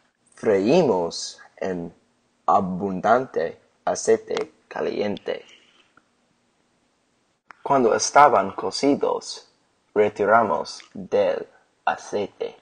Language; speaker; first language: Spanish; non-native, learner; English